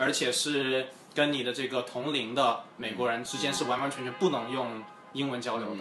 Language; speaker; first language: Chinese; native; Chinese